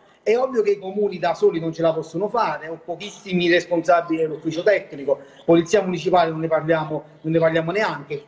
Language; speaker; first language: Italian; native; Italian